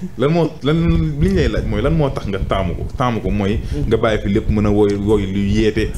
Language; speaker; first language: Wolof; native; Wolof